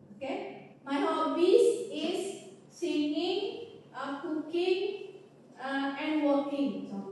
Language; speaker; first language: English; non-native, fluent; Indonesian